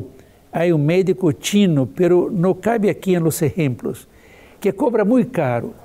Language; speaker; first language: Spanish; non-native, fluent; Portuguese